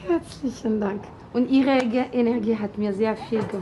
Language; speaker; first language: German; non-native, fluent; French